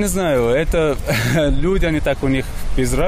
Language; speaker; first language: Russian; non-native, learner; Greek